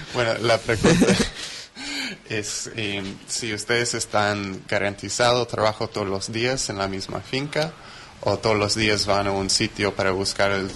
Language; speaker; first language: Spanish; non-native, fluent; English